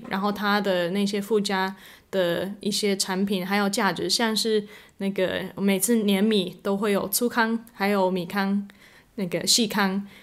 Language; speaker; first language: Chinese; non-native, fluent; English